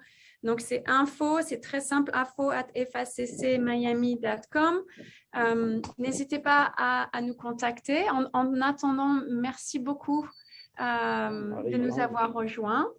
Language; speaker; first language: French; native; French